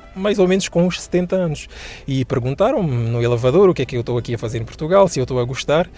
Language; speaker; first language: Portuguese; non-native, local second language; Kabuverdianu